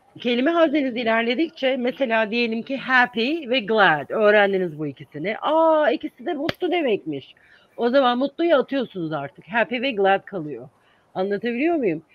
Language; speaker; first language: Turkish; native; Turkish